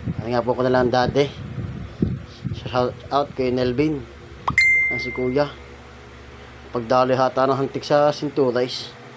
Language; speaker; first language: Filipino; native; Filipino